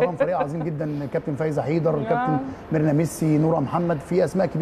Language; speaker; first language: Arabic; native; Arabic